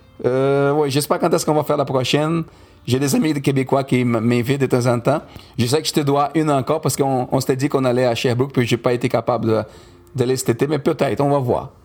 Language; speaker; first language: French; non-native, fluent; Portuguese